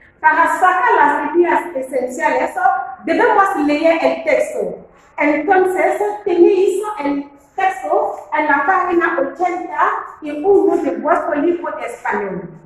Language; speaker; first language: Spanish; non-native, fluent; French